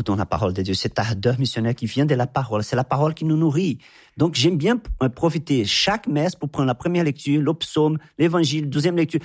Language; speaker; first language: French; non-native, fluent; Portuguese